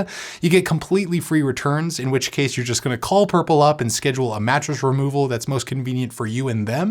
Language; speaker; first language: English; native; English